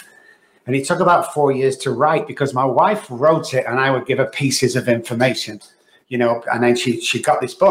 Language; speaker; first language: English; native; English